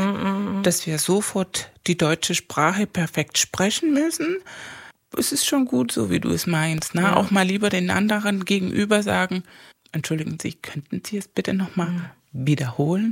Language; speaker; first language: German; non-native, fluent; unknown